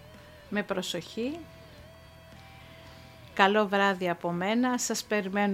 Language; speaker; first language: Greek; native; Greek